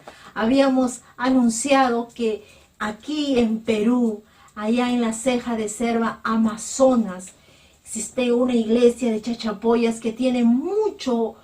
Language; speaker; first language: Spanish; native; Spanish